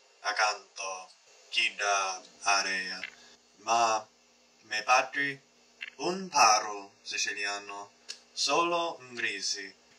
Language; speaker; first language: Italian; non-native, learner; English